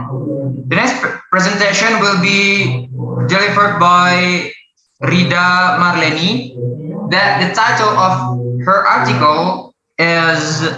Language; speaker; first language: English; non-native, learner; Indonesian